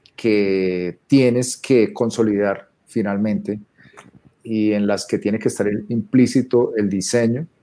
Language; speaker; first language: Spanish; native; Spanish